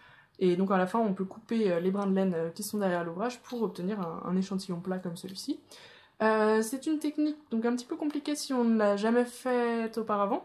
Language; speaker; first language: French; native; French